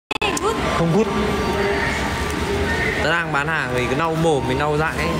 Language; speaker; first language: Vietnamese; native; Vietnamese